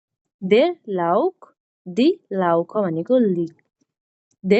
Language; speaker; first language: German; non-native, learner; Nepali